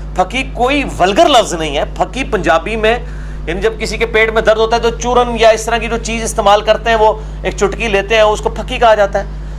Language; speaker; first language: Urdu; non-native, local second language; Punjabi